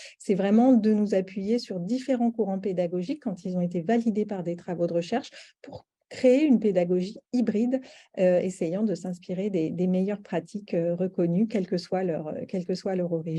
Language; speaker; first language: French; native; French